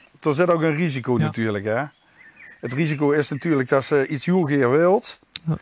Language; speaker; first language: Dutch; native; Dutch